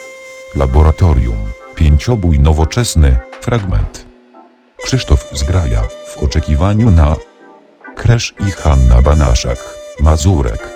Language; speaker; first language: Polish; native; Polish